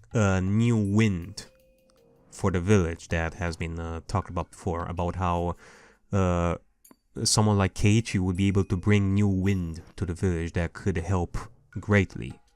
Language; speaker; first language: English; native; English